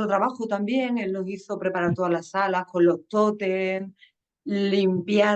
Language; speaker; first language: Spanish; native; Spanish